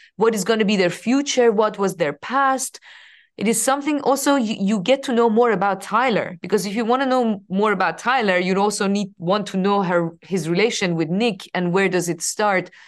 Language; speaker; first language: English; non-native, fluent; Persian